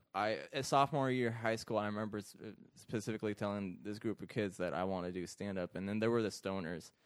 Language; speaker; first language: English; early bilingual, other home language; Arabic